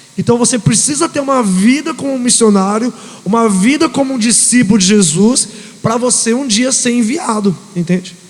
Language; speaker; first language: Portuguese; native; Portuguese